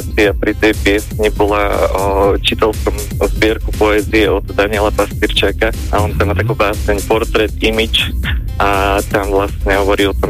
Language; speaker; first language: Slovak; native; Slovak